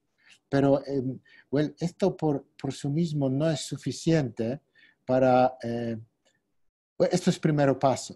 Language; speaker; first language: Spanish; non-native, fluent; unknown